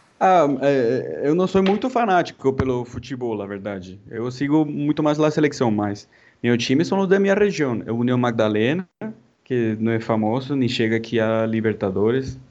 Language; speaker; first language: Portuguese; non-native, fluent; Spanish